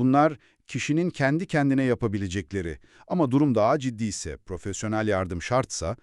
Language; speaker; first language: Turkish; native; Turkish